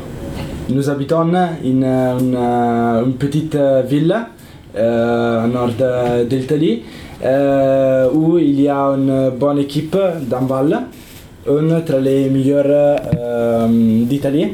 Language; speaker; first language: French; non-native, learner; Italian